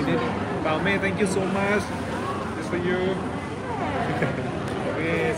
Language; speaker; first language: English; non-native, learner; Thai